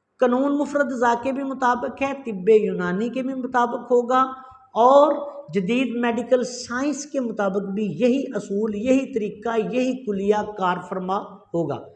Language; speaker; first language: Urdu; non-native, local second language; Punjabi